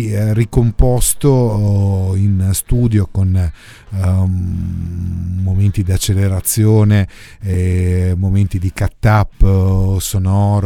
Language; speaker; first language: Italian; native; Italian